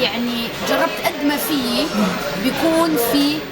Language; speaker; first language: Arabic; native; Arabic